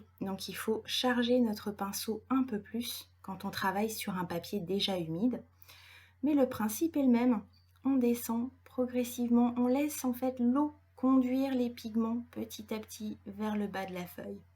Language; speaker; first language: French; native; French